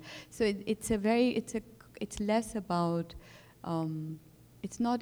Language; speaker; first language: English; non-native, local second language; Urdu